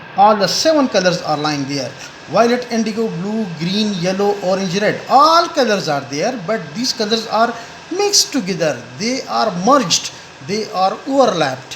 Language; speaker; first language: English; non-native, local second language; Pashto